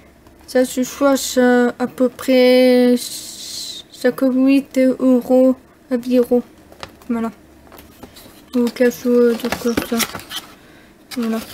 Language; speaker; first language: French; non-native, learner; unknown